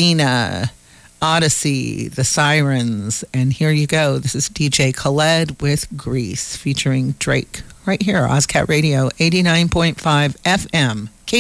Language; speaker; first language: English; native; English